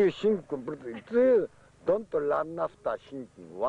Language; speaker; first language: English; non-native, learner; Japanese